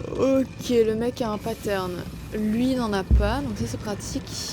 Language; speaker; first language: French; native; French